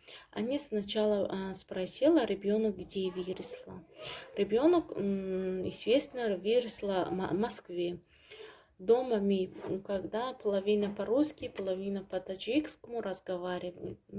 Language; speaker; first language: Russian; non-native, learner; Tajik